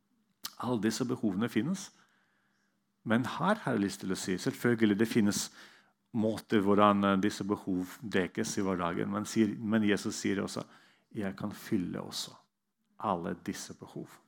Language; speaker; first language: Norwegian; non-native, fluent; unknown